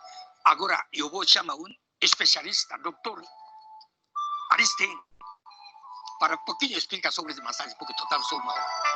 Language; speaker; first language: Portuguese; non-native, learner; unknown